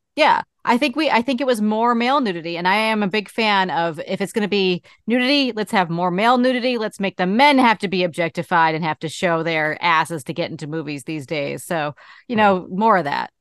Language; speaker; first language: English; native; English